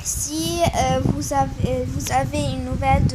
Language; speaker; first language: French; non-native, learner; Arabic